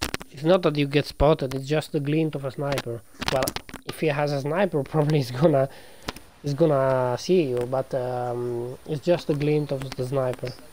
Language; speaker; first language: English; non-native, fluent; Italian